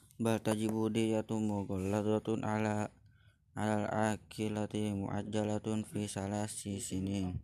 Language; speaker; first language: Arabic; non-native, learner; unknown